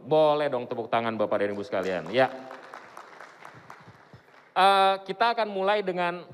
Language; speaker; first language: Indonesian; native; Indonesian